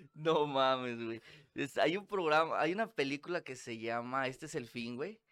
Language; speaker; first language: Spanish; native; Spanish